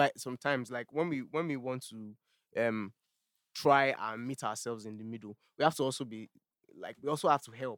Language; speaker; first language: English; non-native, local second language; Yoruba